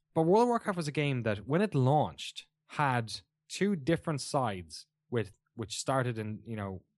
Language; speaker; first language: English; native; English